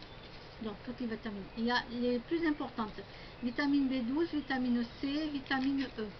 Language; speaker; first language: French; native; French